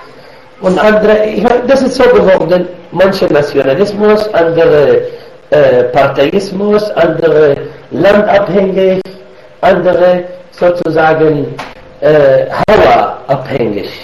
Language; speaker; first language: German; non-native, fluent; Arabic